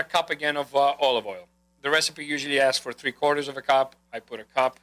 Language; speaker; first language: English; non-native, fluent; Greek